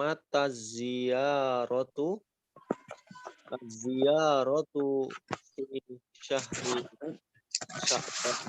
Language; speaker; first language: Arabic; non-native, learner; Indonesian